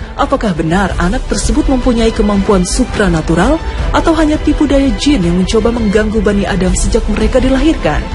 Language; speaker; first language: Indonesian; native; Indonesian